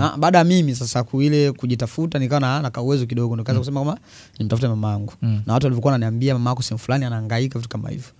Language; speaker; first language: Swahili; early bilingual, other home language; Bembe